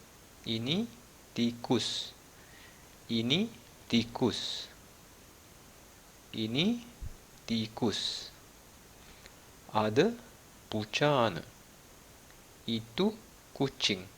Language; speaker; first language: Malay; non-native, fluent; Malayalam